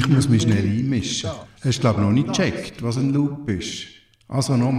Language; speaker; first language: German; native; German